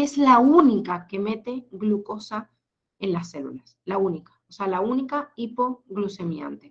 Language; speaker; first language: Spanish; native; Spanish